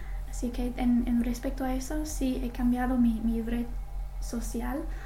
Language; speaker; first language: Spanish; non-native, fluent; English